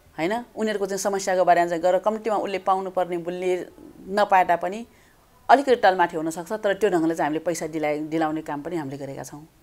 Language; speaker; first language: Nepali; native; Nepali